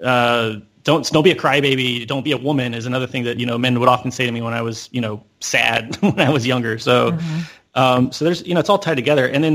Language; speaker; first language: English; native; English